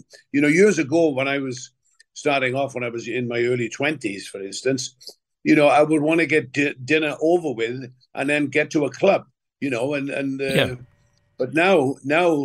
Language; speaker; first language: English; native; English